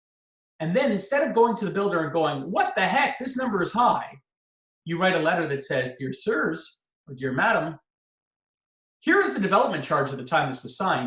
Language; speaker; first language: English; native; English